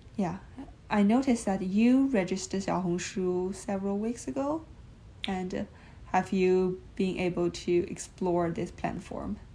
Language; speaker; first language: English; non-native, fluent; Chinese